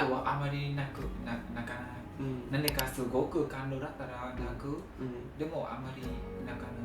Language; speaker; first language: Japanese; non-native, learner; Vietnamese